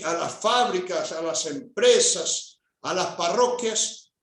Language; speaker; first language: Spanish; native; Spanish